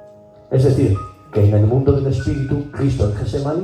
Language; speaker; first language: Spanish; native; Spanish